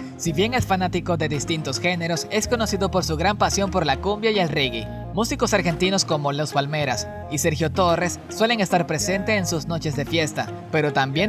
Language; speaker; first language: Spanish; native; Spanish